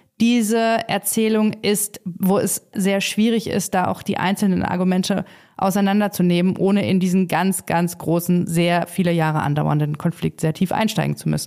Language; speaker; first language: German; native; German